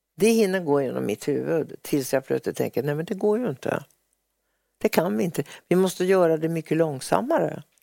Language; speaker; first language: Swedish; native; Swedish